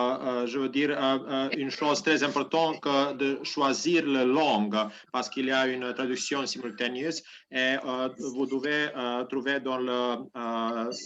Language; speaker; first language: French; non-native, learner; Serbian